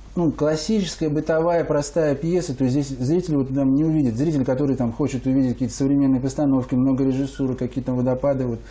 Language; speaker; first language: Russian; native; Russian